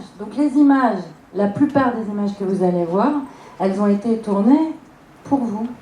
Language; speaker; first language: French; native; French